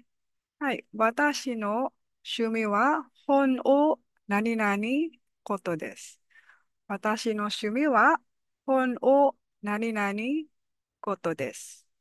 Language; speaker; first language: Japanese; non-native, fluent; Filipino